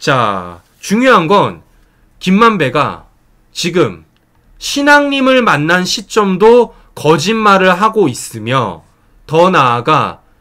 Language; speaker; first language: Korean; native; Korean